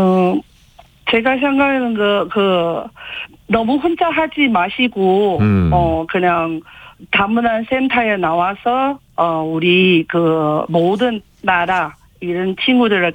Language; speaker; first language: Korean; non-native, fluent; Vietnamese